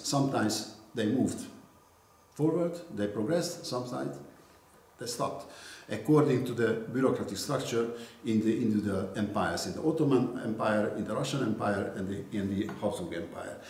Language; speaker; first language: English; non-native, fluent; Hungarian